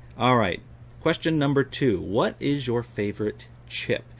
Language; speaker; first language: English; native; English